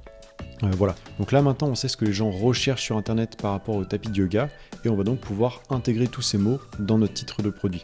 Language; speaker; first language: French; native; French